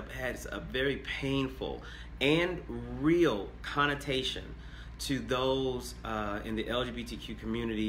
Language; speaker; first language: English; native; English